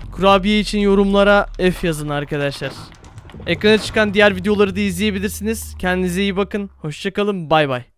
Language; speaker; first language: Turkish; native; Turkish